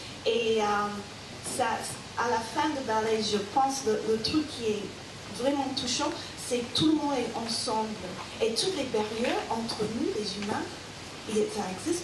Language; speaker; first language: French; non-native, learner; English